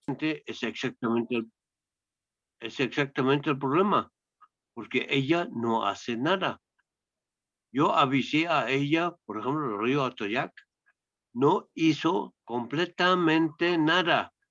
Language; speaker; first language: Spanish; non-native, fluent; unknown